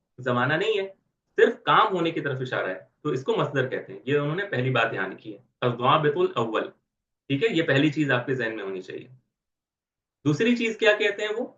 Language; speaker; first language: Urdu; native; Urdu